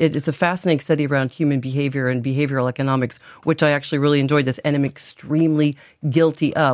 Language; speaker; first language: English; native; English